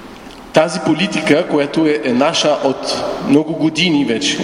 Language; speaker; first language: Bulgarian; non-native, fluent; French